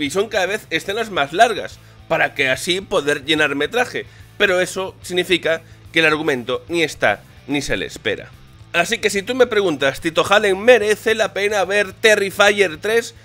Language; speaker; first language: Spanish; native; Spanish